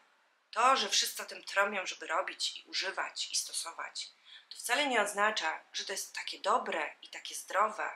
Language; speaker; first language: Polish; native; Polish